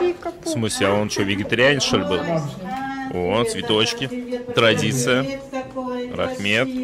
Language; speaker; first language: Russian; native; Russian